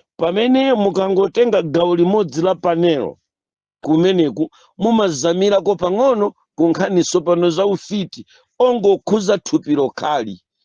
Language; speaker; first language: Nyanja; native; Nyanja